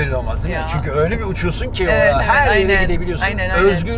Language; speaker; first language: Turkish; native; Turkish